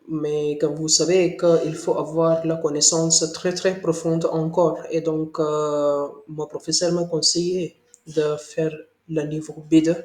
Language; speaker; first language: French; non-native, learner; Hindi